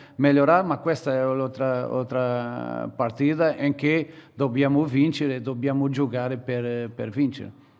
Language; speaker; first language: Italian; non-native, learner; Portuguese